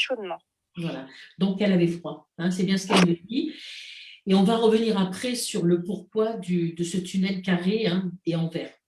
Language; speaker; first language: French; native; French